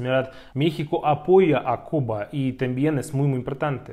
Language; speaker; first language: Spanish; non-native, fluent; Russian